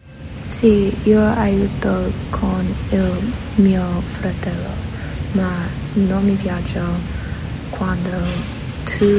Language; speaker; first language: Italian; non-native, learner; English